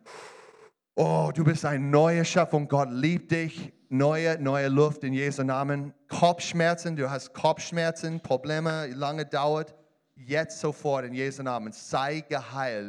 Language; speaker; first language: German; non-native, learner; English